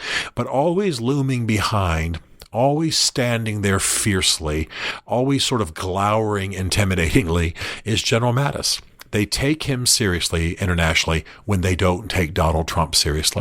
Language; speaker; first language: English; native; English